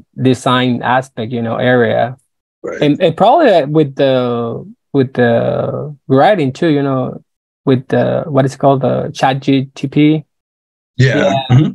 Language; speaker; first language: English; non-native, fluent; Spanish